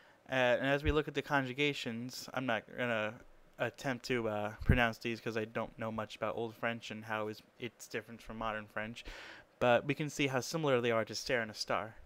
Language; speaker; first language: English; native; English